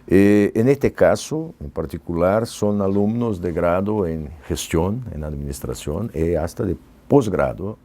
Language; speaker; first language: Spanish; non-native, fluent; Portuguese